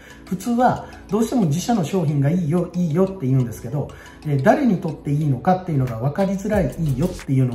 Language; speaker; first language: Japanese; native; Japanese